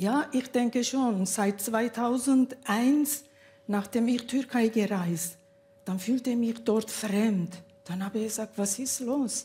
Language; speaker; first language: German; non-native, learner; Kurdish